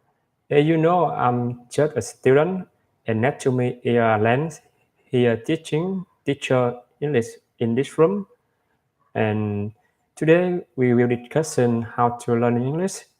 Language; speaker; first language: English; non-native, learner; Vietnamese